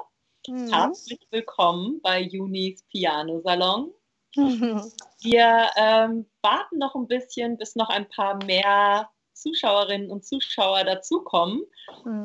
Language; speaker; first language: German; native; German